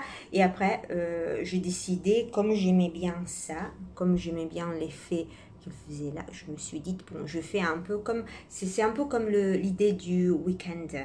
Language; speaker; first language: French; non-native, fluent; Italian